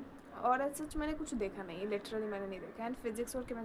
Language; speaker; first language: Hindi; native; Hindi